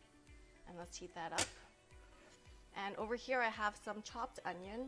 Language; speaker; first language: English; native; English